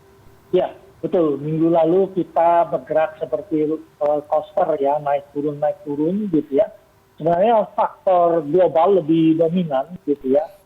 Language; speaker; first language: Indonesian; native; Indonesian